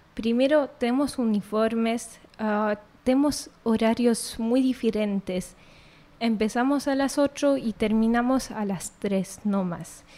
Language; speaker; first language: Spanish; non-native, fluent; French